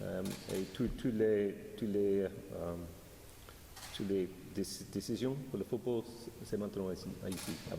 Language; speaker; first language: French; non-native, learner; English